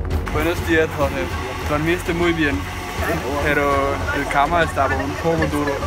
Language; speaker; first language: Spanish; non-native, learner; Danish